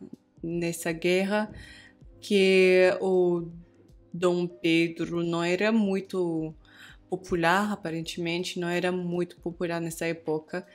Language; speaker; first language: Portuguese; non-native, fluent; French